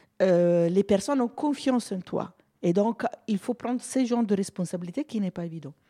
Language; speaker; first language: French; non-native, fluent; Italian